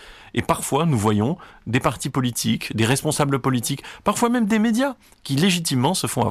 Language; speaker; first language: French; native; French